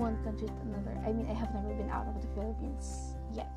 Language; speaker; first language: English; non-native, local second language; Masbatenyo